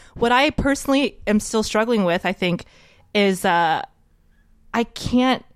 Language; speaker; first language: English; native; English